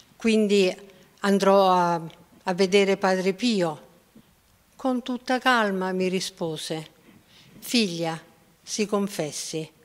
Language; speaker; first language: Italian; native; Italian